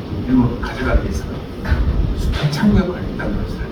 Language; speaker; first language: Korean; native; Korean